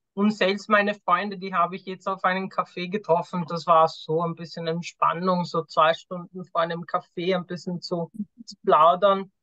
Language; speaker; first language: German; non-native, fluent; Italian